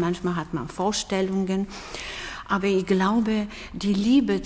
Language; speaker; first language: German; non-native, fluent; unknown